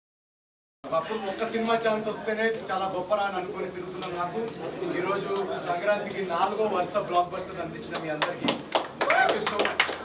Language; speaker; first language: Telugu; native; Telugu